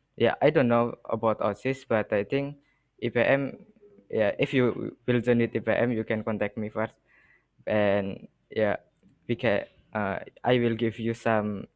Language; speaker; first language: English; non-native, learner; Indonesian